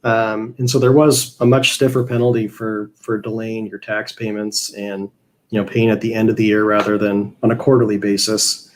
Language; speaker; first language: English; native; English